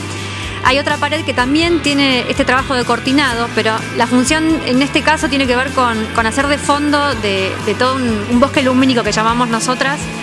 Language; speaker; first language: Spanish; native; Spanish